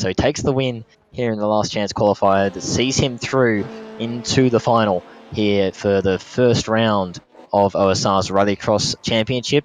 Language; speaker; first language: English; native; English